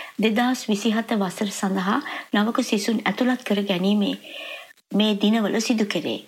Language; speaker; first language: Sinhala; native; Sinhala